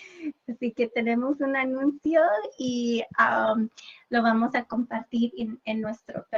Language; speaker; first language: Spanish; early bilingual, heritage; English